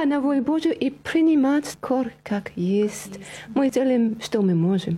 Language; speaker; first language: Russian; non-native, fluent; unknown